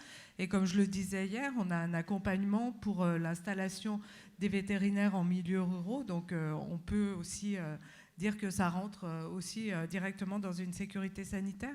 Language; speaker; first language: French; native; French